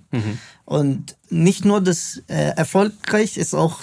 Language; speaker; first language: German; non-native, fluent; Arabic